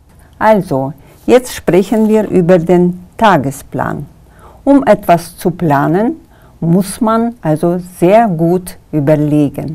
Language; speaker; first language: German; non-native, fluent; Kyrgyz